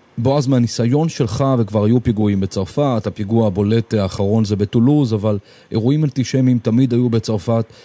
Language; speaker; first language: Hebrew; native; Hebrew